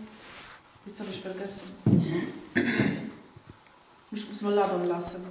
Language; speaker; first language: German; non-native, fluent; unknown